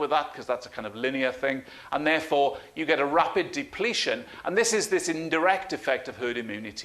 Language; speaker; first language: English; native; English